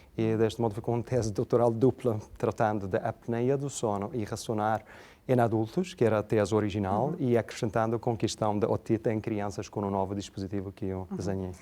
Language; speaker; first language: Portuguese; non-native, fluent; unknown